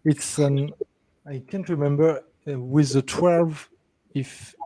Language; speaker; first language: English; non-native, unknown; French